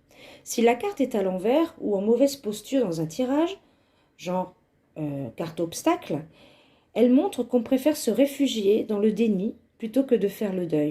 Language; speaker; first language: French; native; French